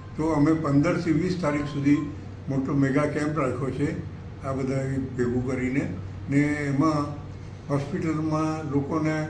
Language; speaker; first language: Gujarati; native; Gujarati